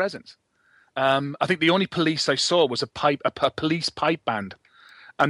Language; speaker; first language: English; native; English